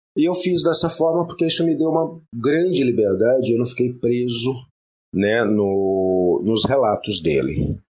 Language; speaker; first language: Portuguese; early bilingual, other home language; French